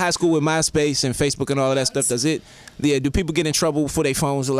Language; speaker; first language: English; native; English